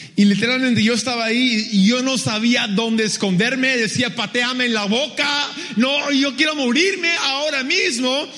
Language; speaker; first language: Spanish; early bilingual, other home language; English